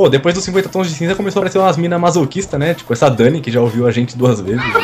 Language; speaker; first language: Portuguese; native; Portuguese